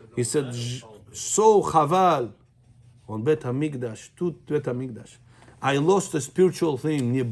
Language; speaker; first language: English; non-native, fluent; Russian